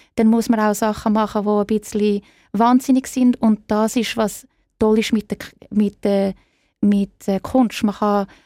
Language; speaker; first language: German; native; German